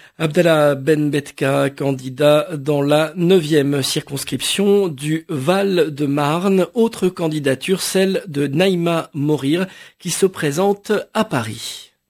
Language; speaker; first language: French; native; French